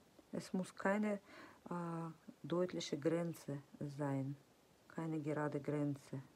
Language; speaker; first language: German; non-native, fluent; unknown